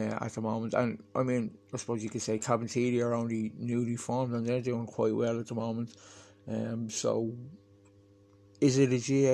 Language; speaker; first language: English; native; English